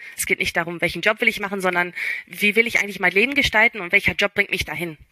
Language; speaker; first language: German; early bilingual, other home language; English